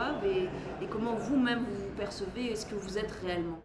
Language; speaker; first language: French; native; French